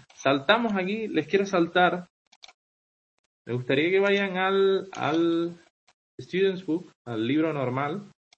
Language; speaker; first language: Spanish; native; Spanish